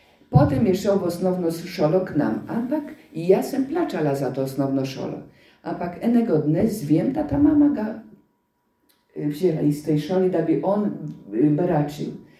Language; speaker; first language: Slovenian; non-native, fluent; Polish